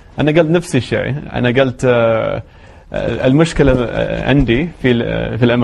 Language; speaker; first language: Arabic; non-native, learner; English